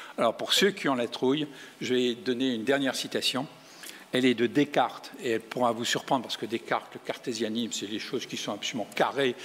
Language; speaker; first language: French; native; French